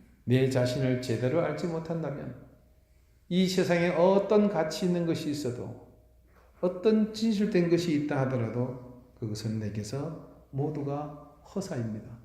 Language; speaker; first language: Korean; native; Korean